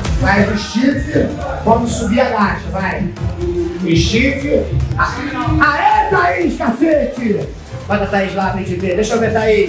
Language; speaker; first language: Portuguese; native; Portuguese